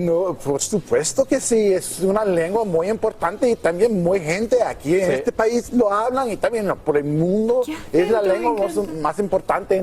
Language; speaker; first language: Spanish; non-native, learner; English